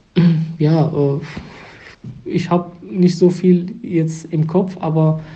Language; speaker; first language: German; non-native, fluent; Persian